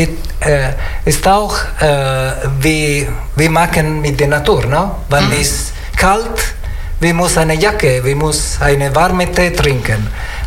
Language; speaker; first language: German; non-native, learner; Italian